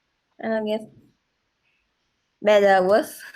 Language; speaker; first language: English; non-native, learner; Vietnamese